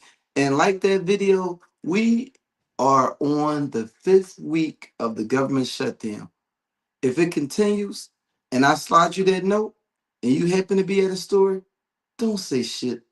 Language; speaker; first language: English; native; English